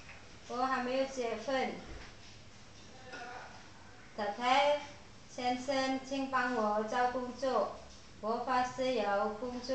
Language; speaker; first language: Chinese; non-native, learner; Indonesian